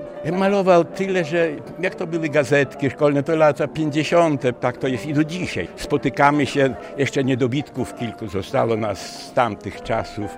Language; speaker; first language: Polish; native; Polish